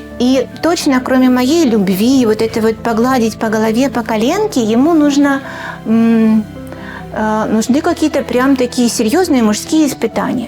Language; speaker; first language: Russian; native; Russian